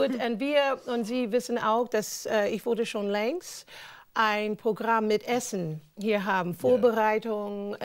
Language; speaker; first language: German; non-native, learner; English